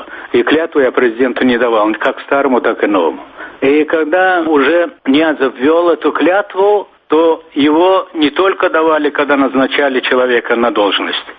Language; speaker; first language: Russian; non-native, local second language; Turkmen